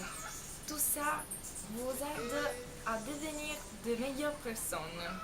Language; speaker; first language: French; non-native, learner; Italian